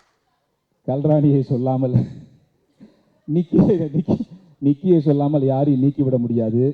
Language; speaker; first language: Tamil; native; Tamil